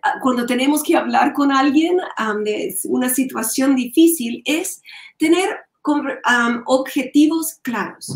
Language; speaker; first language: Spanish; non-native, learner; English